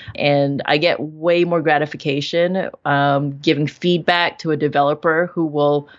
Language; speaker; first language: English; native; English